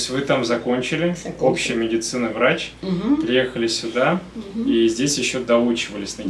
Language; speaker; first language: Russian; native; Russian